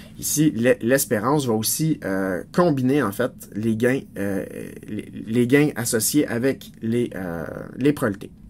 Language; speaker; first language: French; native; French